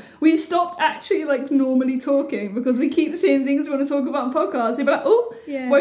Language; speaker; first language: English; native; English